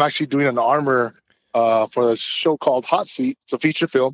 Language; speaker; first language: English; native; English